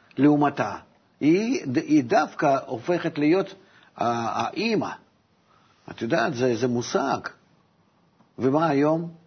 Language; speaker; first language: Hebrew; non-native, fluent; Russian